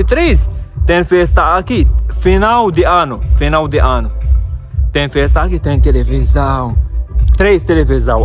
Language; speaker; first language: Portuguese; non-native, learner; Arabic